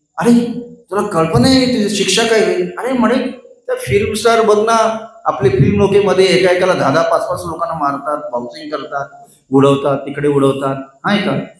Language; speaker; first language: Marathi; non-native, local second language; Hindi